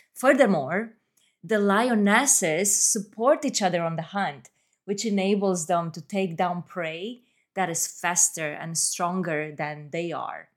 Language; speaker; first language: English; non-native, fluent; Romanian